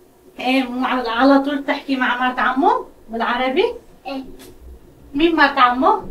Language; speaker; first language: Arabic; non-native, local second language; Kurdish